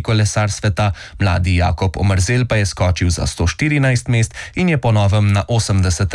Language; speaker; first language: Slovenian; native; Slovenian